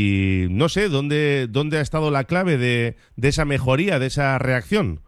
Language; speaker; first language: Spanish; native; Spanish